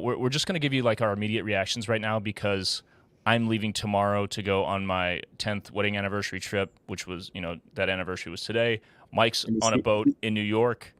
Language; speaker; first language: English; native; English